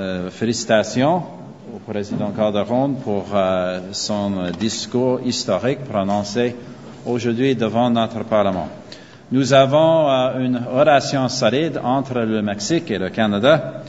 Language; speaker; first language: French; non-native, fluent; English